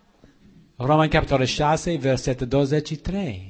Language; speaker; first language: Romanian; non-native, learner; English